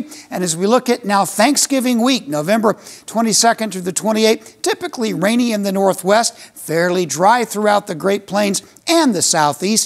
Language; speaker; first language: English; native; English